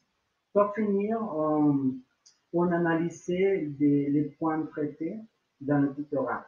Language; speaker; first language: French; non-native, learner; Spanish